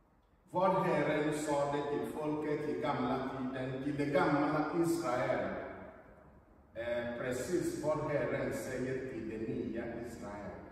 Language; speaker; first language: Swedish; non-native, fluent; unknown